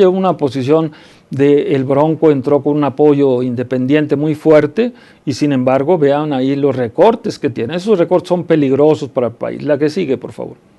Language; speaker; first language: Spanish; native; Spanish